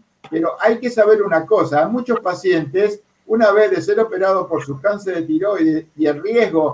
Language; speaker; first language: Spanish; native; Spanish